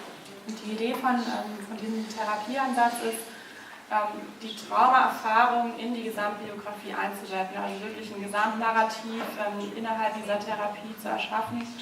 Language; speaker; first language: German; native; German